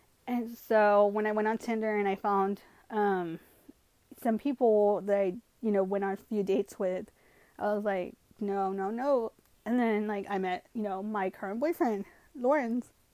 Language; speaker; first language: English; early bilingual, other home language; Spanish